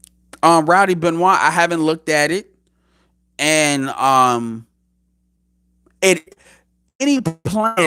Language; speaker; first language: English; native; English